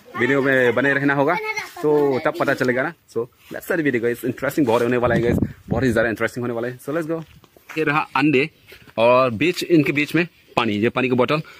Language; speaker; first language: Hindi; non-native, local second language; Karbi